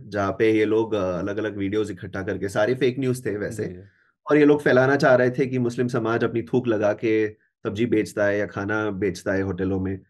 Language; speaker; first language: Hindi; non-native, local second language; Marathi